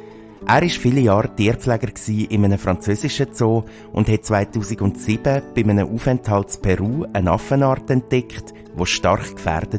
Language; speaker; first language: German; native; German